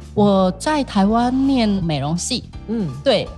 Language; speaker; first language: Chinese; non-native, fluent; Khmer